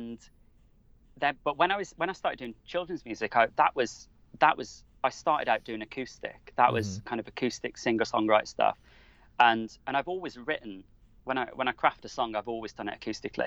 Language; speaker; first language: English; native; English